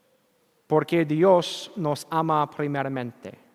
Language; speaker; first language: Spanish; non-native, learner; English